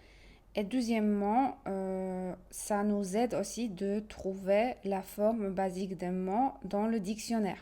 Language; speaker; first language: French; non-native, fluent; Polish